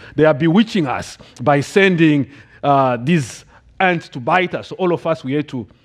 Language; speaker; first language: English; non-native, fluent; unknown